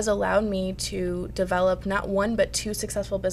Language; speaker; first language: English; native; English